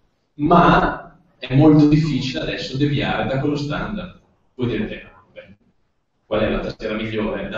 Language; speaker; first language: Italian; native; Italian